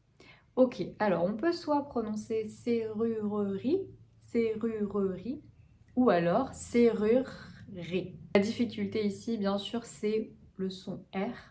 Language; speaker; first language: French; native; French